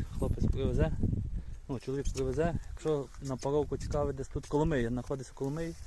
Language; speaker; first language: Ukrainian; native; Ukrainian